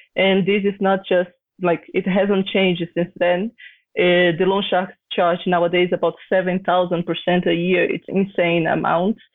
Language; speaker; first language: English; non-native, fluent; Portuguese